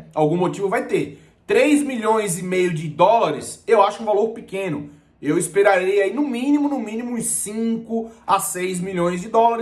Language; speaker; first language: Portuguese; native; Portuguese